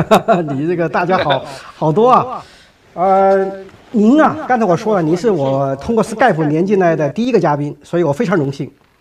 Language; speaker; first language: Chinese; native; Chinese